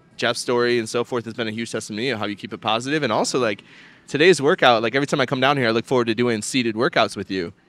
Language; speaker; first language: English; native; English